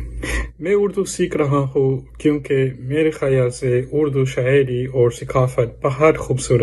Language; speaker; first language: Hindi; non-native, learner; Spanish